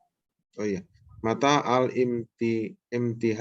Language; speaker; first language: Arabic; non-native, learner; Indonesian